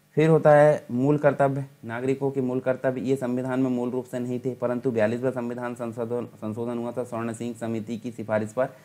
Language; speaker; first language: Hindi; native; Hindi